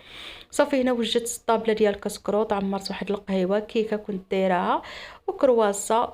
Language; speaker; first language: Arabic; native; Arabic